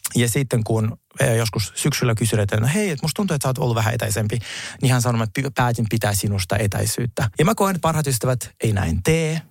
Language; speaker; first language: Finnish; non-native, fluent; Russian